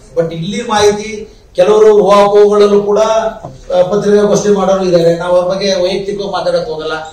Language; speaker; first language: Kannada; native; Kannada